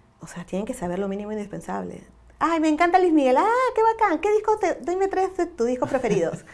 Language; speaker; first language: Spanish; native; Spanish